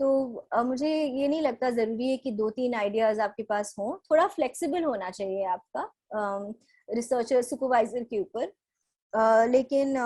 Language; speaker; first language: Hindi; native; Hindi